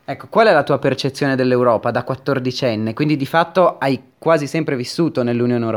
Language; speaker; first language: Italian; native; Italian